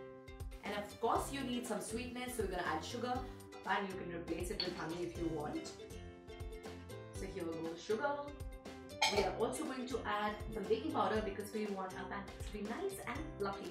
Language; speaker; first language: English; non-native, local second language; Hindi